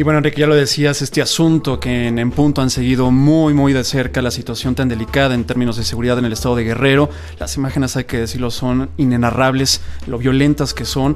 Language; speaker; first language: Spanish; native; Spanish